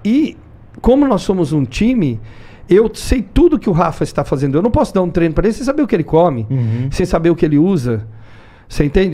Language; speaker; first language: Portuguese; native; Portuguese